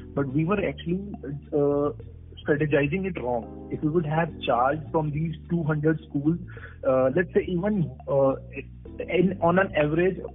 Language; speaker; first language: English; non-native, local second language; Punjabi